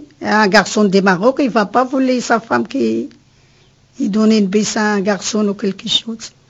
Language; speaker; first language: French; non-native, learner; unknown